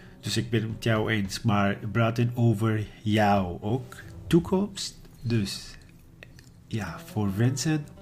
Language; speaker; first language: Dutch; non-native, learner; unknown